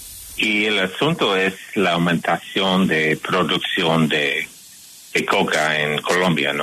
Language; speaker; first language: Spanish; non-native, fluent; English